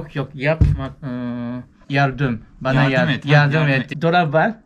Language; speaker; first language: Turkish; non-native, learner; Japanese